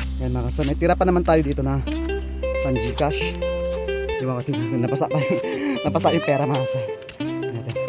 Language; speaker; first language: Filipino; non-native, local second language; Hiligaynon